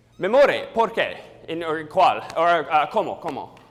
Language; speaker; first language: Spanish; non-native, learner; English